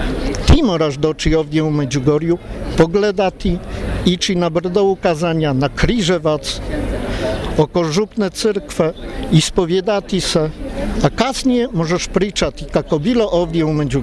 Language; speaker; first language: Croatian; non-native, learner; Polish